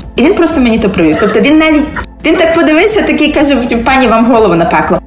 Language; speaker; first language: Ukrainian; early bilingual, heritage; Ukrainian